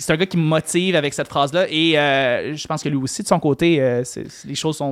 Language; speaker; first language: French; native; French